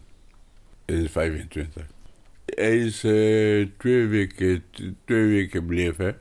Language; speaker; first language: Dutch; non-native, learner; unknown